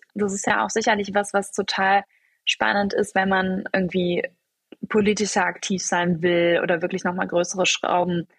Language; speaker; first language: German; native; German